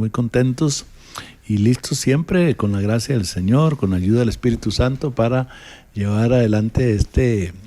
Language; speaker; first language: Spanish; native; Spanish